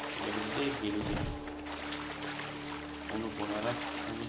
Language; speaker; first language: Turkish; native; Turkish